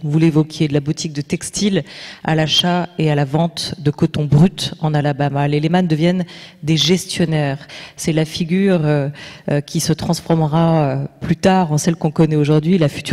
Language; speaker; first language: French; native; French